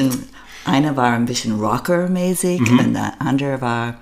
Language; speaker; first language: German; non-native, learner; English